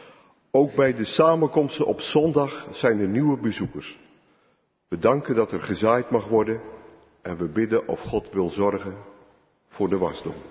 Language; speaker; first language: Dutch; native; Dutch